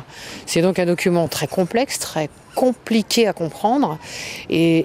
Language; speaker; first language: French; native; French